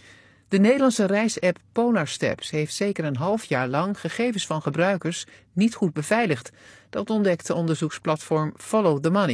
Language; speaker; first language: Dutch; native; Dutch